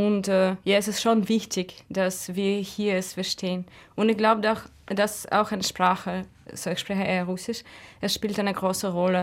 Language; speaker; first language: German; non-native, fluent; Russian